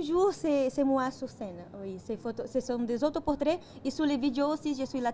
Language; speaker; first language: French; non-native, fluent; Portuguese